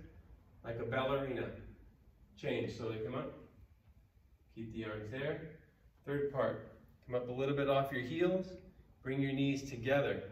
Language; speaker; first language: English; native; English